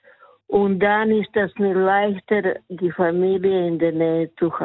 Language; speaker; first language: German; non-native, learner; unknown